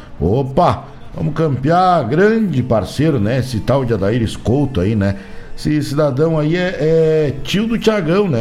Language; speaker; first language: Portuguese; native; Portuguese